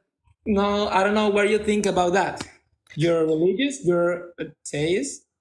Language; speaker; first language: English; non-native, learner; Spanish